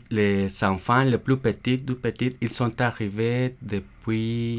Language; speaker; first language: French; non-native, learner; Spanish